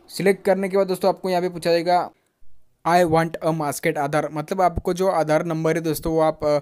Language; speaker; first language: Hindi; non-native, local second language; Marathi